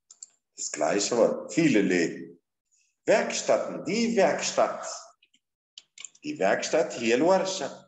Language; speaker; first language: German; non-native, fluent; Arabic